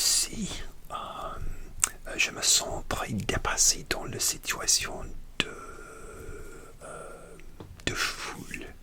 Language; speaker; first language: French; non-native, learner; English